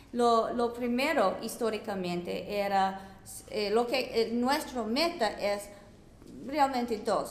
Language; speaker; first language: Spanish; non-native, fluent; English